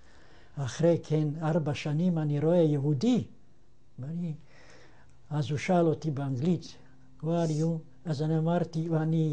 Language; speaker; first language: Hebrew; non-native, fluent; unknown